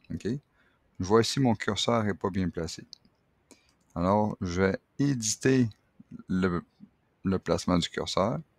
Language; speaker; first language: French; native; French